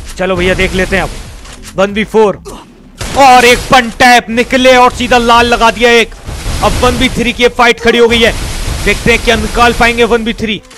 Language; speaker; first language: Hindi; native; Hindi